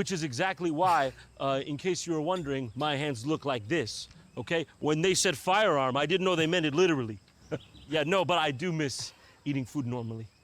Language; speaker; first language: English; native; English